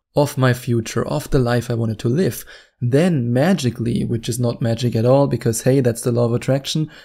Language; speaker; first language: English; non-native, fluent; German